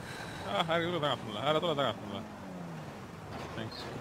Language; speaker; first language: Estonian; native; Estonian